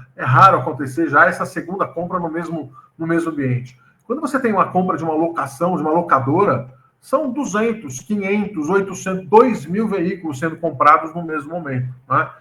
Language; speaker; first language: Portuguese; native; Portuguese